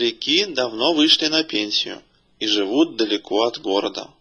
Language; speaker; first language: Russian; native; Russian